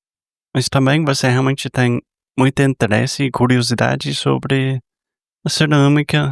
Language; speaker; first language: Portuguese; non-native, fluent; English